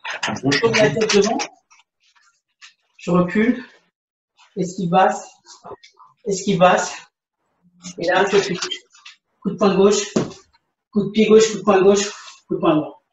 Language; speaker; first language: French; native; French